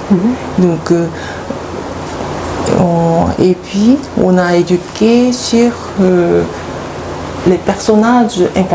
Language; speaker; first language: French; non-native, learner; Korean